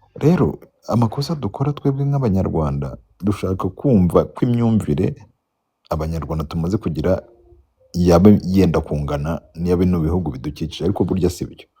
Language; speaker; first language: Kinyarwanda; native; Kinyarwanda